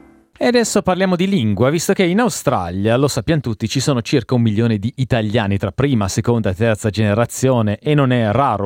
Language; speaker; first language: Italian; native; Italian